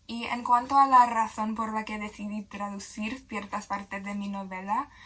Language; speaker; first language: Spanish; non-native, fluent; English